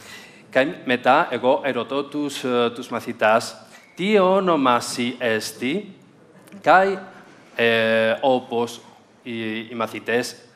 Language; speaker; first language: Greek; non-native, fluent; Spanish